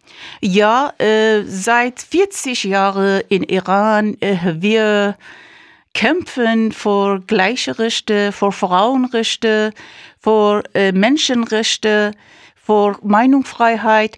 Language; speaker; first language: German; non-native, fluent; Persian